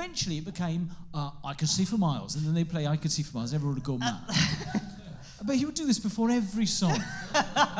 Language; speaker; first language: English; non-native, local second language; Welsh